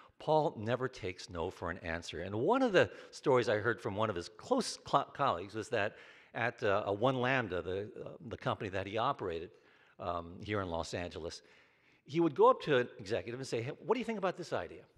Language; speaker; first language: English; native; English